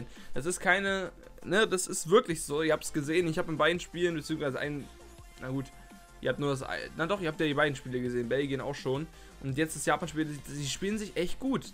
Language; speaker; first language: German; native; German